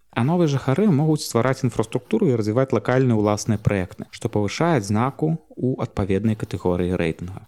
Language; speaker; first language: Belarusian; native; Belarusian